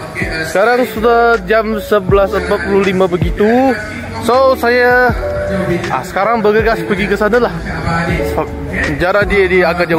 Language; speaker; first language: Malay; non-native, local second language; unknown